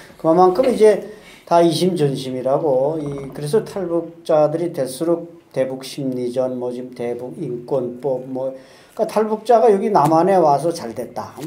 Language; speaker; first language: Korean; native; Korean